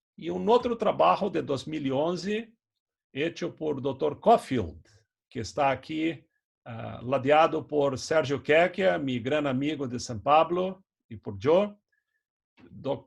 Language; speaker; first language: Spanish; non-native, fluent; Portuguese